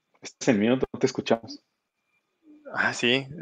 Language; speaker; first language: Spanish; native; Spanish